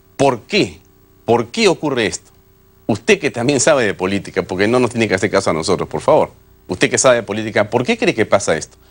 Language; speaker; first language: Spanish; native; Spanish